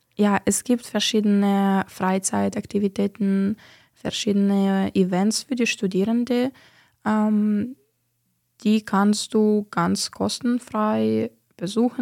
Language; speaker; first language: German; non-native, fluent; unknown